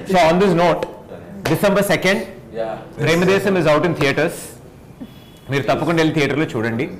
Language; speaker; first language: Telugu; native; Telugu